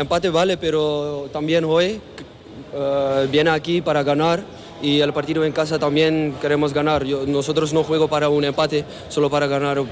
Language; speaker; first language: Spanish; non-native, learner; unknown